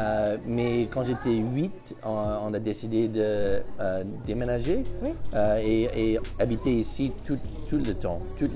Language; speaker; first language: French; early bilingual, heritage; English